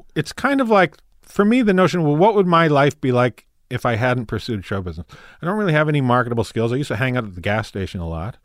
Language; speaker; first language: English; native; English